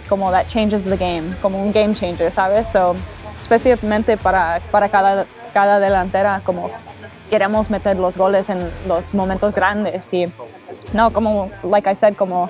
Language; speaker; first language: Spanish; early bilingual, heritage; English